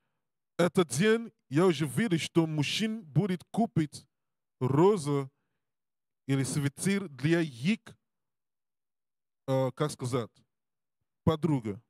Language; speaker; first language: Russian; non-native, learner; English